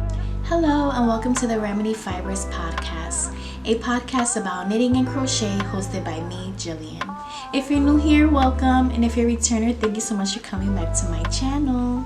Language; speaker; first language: English; native; English